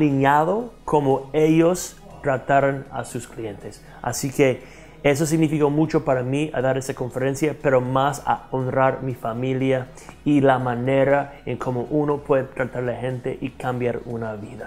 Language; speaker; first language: Spanish; non-native, fluent; English